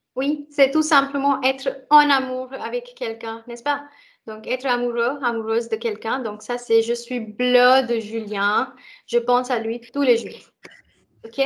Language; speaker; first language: French; non-native, fluent; Hindi